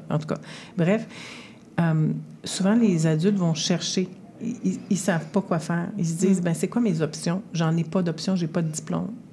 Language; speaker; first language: French; native; French